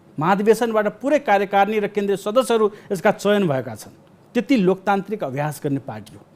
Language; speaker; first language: Nepali; non-native, local second language; Maithili